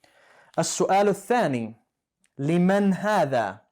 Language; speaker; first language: Arabic; non-native, fluent; English